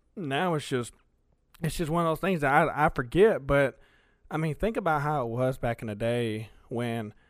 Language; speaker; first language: English; early bilingual, other home language; Spanish